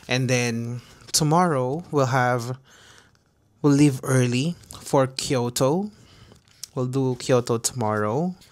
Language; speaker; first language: English; non-native, fluent; Filipino